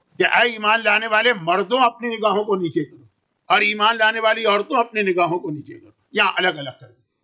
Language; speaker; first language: Urdu; native; Urdu